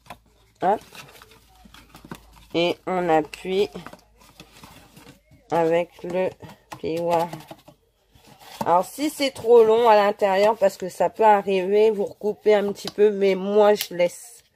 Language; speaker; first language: French; native; French